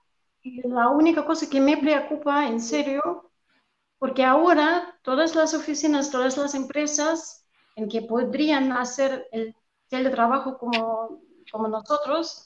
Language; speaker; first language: Spanish; non-native, fluent; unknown